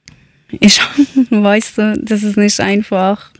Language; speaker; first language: German; non-native, learner; Persian